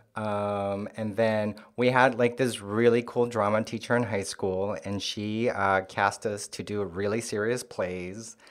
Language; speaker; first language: English; non-native, fluent; Korean